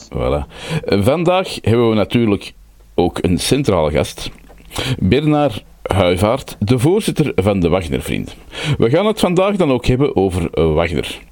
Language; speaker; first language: Dutch; native; Dutch